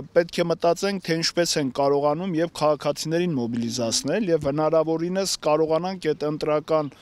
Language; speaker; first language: Armenian; native; Armenian